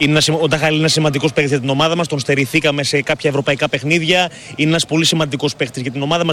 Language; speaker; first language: Greek; native; Greek